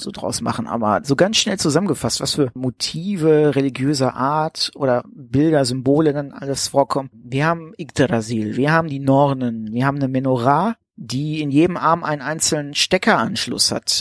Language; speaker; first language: German; native; German